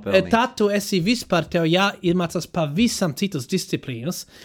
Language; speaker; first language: Latvian; non-native, fluent; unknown